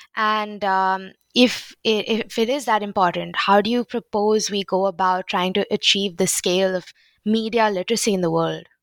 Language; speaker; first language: English; non-native, local second language; Hindi